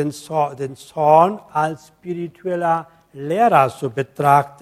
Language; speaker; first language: German; non-native, fluent; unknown